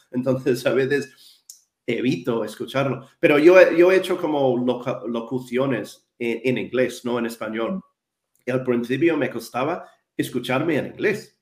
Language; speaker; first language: Spanish; non-native, fluent; English